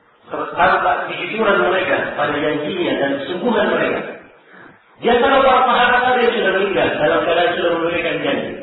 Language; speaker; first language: Indonesian; native; Indonesian